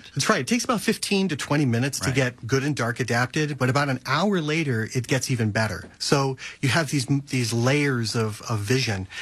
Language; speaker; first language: English; native; English